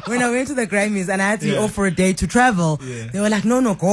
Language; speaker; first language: English; non-native, local second language; Xhosa